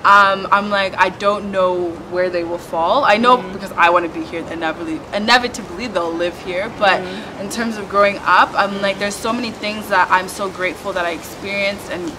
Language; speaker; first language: English; native; English